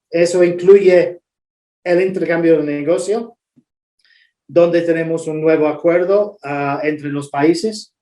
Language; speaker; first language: Spanish; non-native, fluent; English